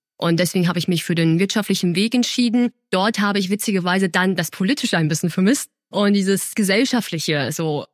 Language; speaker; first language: German; early bilingual, other home language; Chinese